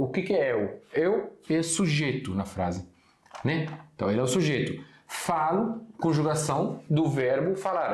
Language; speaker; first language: Portuguese; non-native, fluent; Arabic